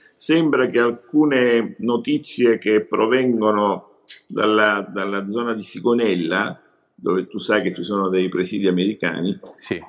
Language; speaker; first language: Italian; native; Italian